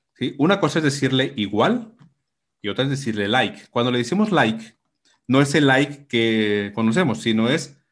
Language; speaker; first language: Spanish; native; Spanish